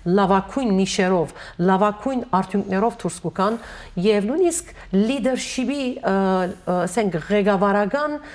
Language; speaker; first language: Armenian; native; Armenian